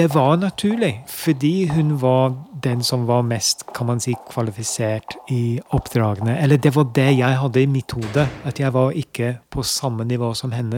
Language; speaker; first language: Norwegian; non-native, fluent; English